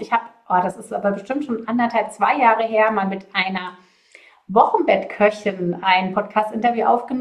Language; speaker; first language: German; native; German